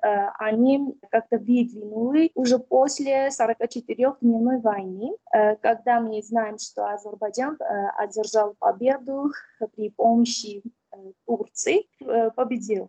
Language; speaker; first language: Russian; non-native, fluent; Armenian